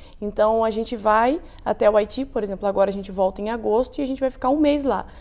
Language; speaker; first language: Portuguese; native; Portuguese